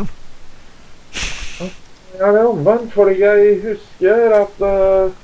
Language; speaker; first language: Norwegian; non-native, fluent; Greek